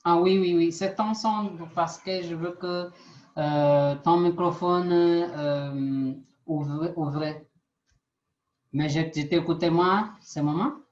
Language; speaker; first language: French; non-native, learner; Portuguese